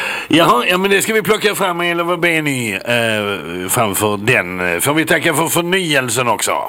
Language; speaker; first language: Swedish; native; Swedish